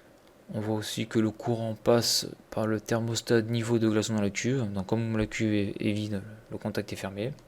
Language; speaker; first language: French; native; French